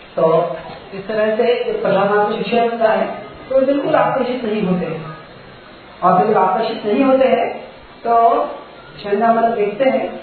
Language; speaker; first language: Hindi; non-native, local second language; Marathi